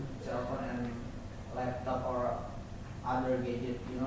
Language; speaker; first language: English; non-native, learner; Indonesian